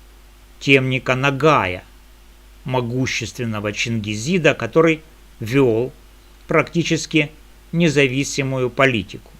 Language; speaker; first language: Russian; native; Russian